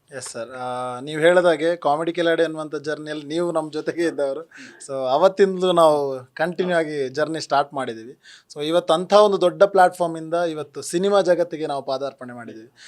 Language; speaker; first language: Kannada; non-native, local second language; Tulu